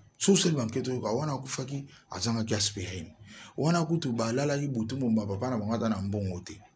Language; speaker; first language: Lingala; native; Lingala